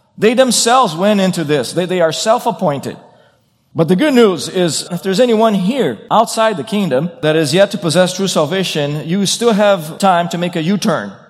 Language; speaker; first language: English; non-native, fluent; Portuguese